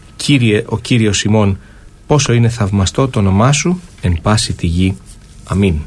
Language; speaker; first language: Greek; native; Greek